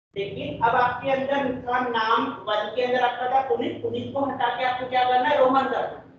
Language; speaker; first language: Hindi; non-native, local second language; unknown